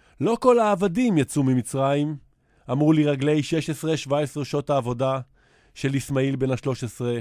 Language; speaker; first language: Hebrew; native; Hebrew